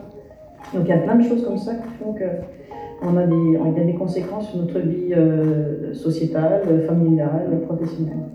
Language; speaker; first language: French; native; French